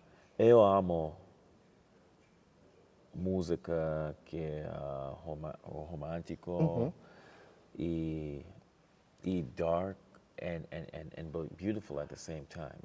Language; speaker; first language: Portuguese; non-native, learner; English